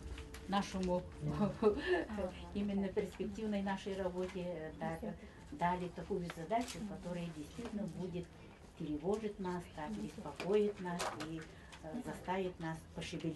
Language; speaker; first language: Russian; native; Russian